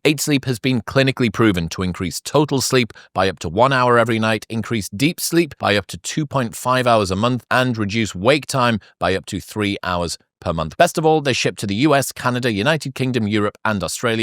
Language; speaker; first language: English; native; English